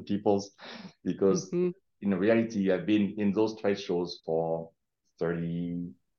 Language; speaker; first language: English; non-native, fluent; French